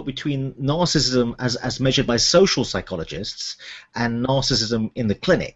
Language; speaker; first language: English; native; English